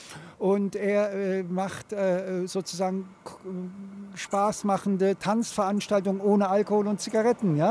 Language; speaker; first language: German; native; German